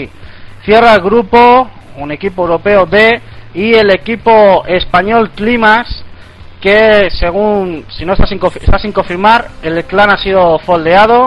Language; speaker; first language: Spanish; native; Spanish